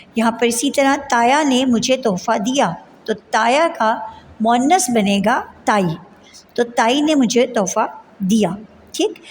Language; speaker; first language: Urdu; native; Urdu